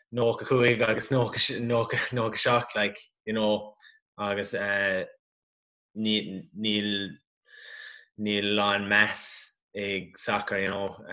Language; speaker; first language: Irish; non-native, local second language; English